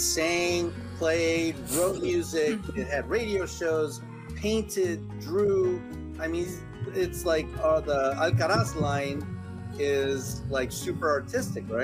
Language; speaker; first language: English; early bilingual, other home language; Spanish